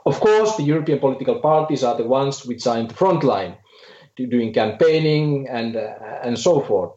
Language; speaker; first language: English; non-native, fluent; Finnish